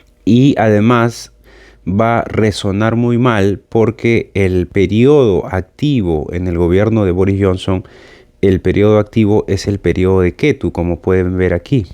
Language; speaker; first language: Spanish; native; Spanish